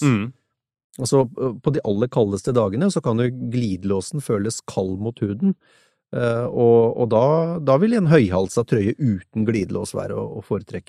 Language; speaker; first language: Norwegian; native; Norwegian